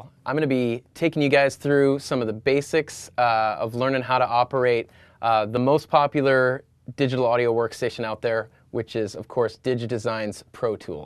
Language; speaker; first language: English; native; English